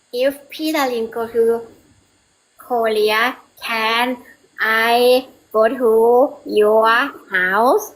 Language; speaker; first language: English; non-native, learner; Thai